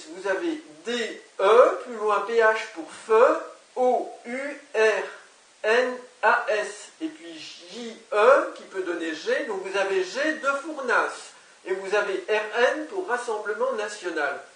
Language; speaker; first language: French; native; French